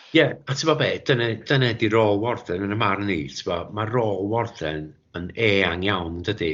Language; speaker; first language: Welsh; native; Welsh